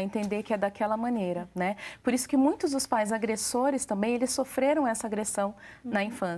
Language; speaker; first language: Portuguese; native; Portuguese